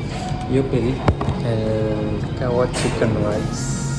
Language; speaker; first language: Spanish; non-native, fluent; French